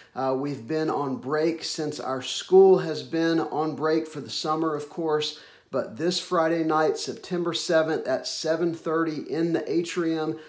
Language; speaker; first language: English; native; English